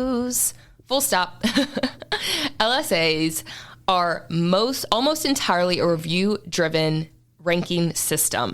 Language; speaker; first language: English; native; English